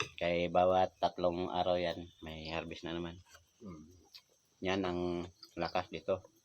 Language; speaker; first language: Filipino; non-native, local second language; Cebuano